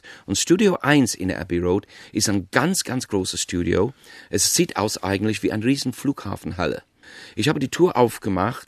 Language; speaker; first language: German; non-native, fluent; English